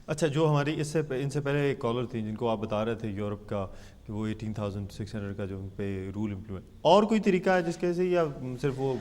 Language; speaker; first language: Urdu; native; Urdu